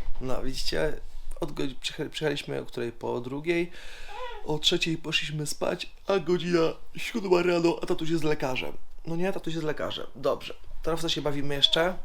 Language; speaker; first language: Polish; native; Polish